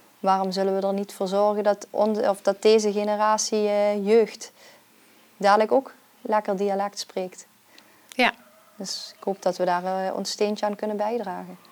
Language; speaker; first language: Dutch; native; Dutch